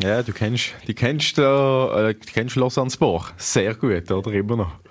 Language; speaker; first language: German; native; German